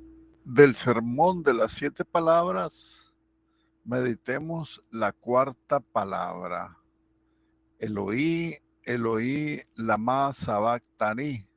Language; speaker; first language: Spanish; native; Spanish